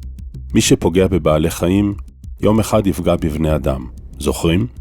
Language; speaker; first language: Hebrew; native; Hebrew